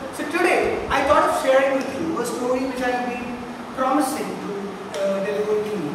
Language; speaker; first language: English; non-native, local second language; Malayalam